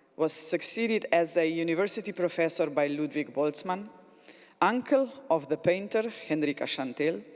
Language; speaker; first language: English; non-native, fluent; Slovenian